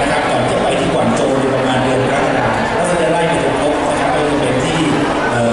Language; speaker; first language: Thai; native; Thai